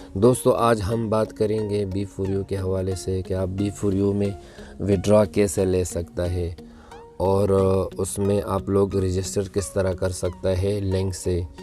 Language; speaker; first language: Urdu; non-native, local second language; Pashto